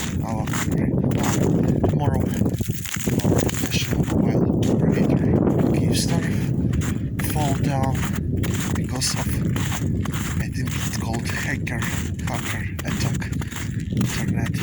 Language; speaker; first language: English; non-native, learner; Ukrainian